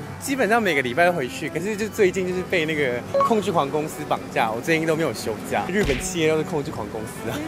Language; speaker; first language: Chinese; early bilingual, other home language; Filipino